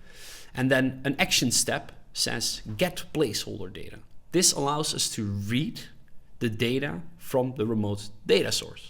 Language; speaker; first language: English; non-native, fluent; Dutch